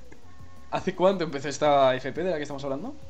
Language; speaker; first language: Spanish; native; Spanish